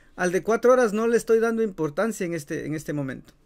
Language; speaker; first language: Spanish; native; Spanish